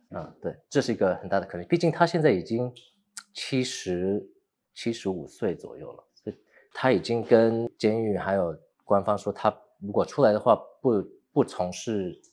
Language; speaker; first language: Chinese; early bilingual, heritage; Chinese